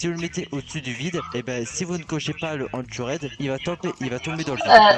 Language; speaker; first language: French; native; French